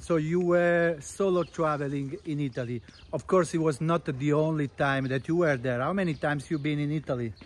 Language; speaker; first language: English; non-native, fluent; Italian